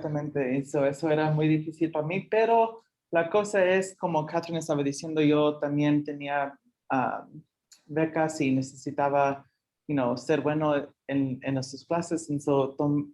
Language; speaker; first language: Spanish; early bilingual, heritage; Spanish